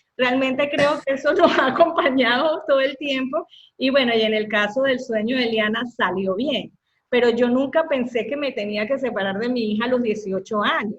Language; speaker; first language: Spanish; native; Spanish